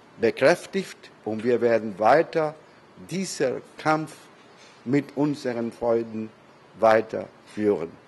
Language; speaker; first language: German; non-native, learner; Spanish